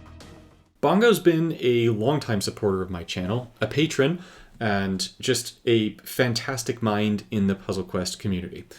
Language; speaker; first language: English; native; English